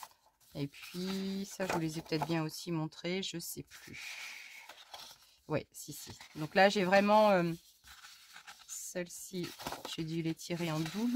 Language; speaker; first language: French; native; French